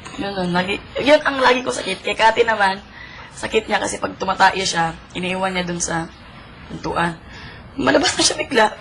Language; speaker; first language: Filipino; non-native, local second language; Cebuano